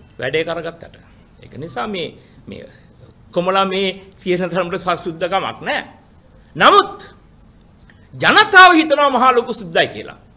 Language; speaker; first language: Sinhala; non-native, local second language; Tamil